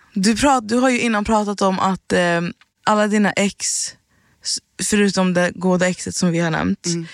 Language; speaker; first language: Swedish; early bilingual, other home language; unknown